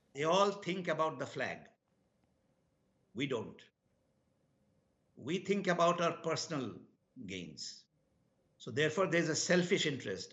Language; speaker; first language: English; non-native, local second language; Bangla